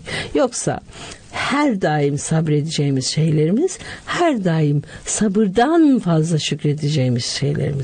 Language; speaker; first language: Turkish; native; Turkish